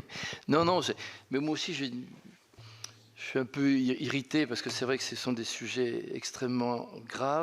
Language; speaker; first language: French; native; French